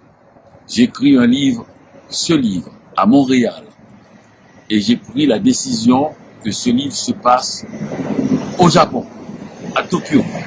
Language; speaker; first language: French; non-native, local second language; Haitian Creole